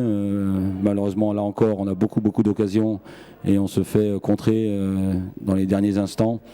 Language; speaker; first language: French; native; French